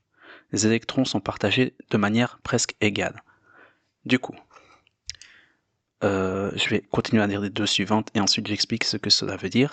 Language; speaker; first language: French; native; French